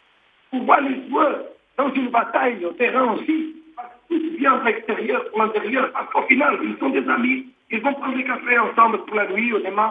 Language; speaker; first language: French; non-native, learner; Portuguese